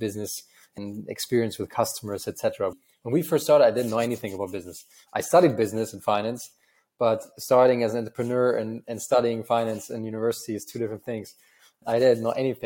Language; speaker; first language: English; non-native, fluent; German